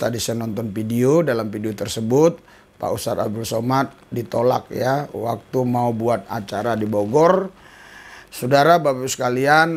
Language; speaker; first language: Indonesian; native; Indonesian